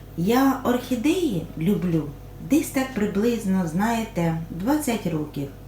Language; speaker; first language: Ukrainian; non-native, local second language; Russian